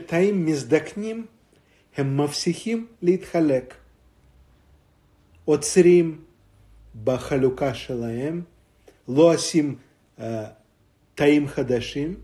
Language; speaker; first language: Hebrew; non-native, fluent; Russian